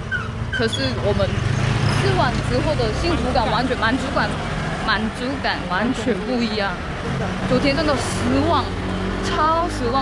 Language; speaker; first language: Chinese; non-native, fluent; Korean